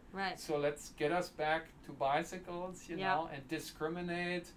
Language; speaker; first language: English; non-native, fluent; German